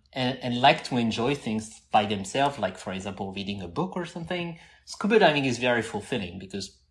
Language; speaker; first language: English; non-native, fluent; French